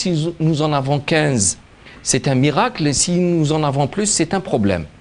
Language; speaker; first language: French; non-native, local second language; Arabic